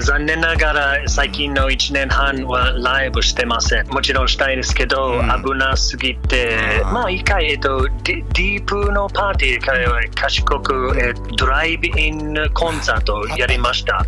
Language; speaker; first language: Japanese; non-native, learner; English